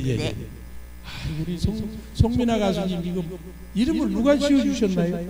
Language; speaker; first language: Korean; native; Korean